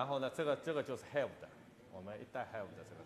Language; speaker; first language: Chinese; native; Chinese